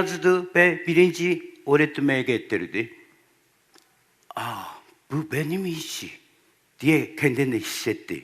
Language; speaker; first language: Turkish; non-native, learner; Japanese